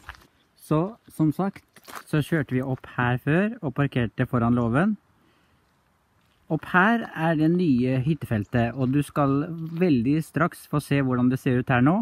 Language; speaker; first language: Norwegian; native; Norwegian